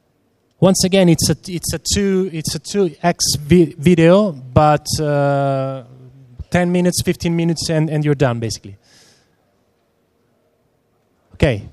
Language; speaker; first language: English; non-native, fluent; Italian